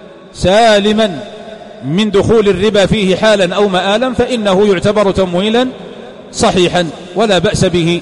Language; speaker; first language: Arabic; native; Arabic